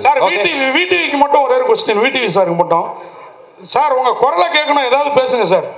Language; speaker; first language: Tamil; native; Tamil